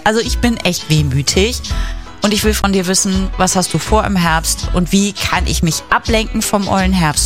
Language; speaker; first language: German; native; German